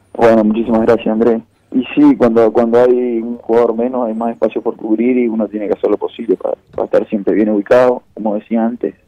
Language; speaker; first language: Spanish; native; Spanish